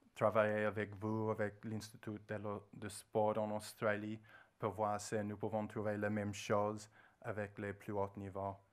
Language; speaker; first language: French; non-native, learner; English